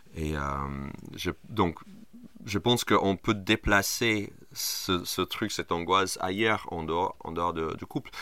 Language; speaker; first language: French; non-native, fluent; English